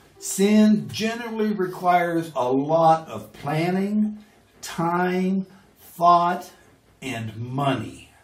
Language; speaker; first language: English; native; English